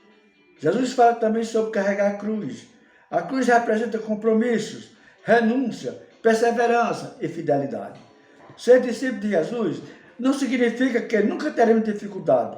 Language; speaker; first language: Portuguese; native; Portuguese